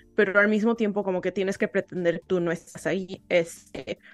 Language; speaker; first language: Spanish; early bilingual, heritage; Spanish